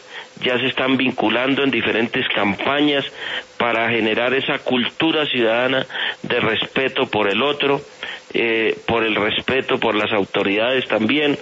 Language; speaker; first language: Spanish; native; Spanish